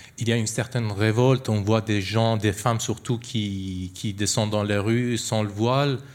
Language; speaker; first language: French; non-native, fluent; Persian